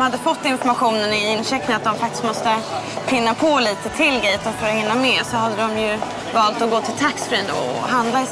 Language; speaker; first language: Swedish; native; Swedish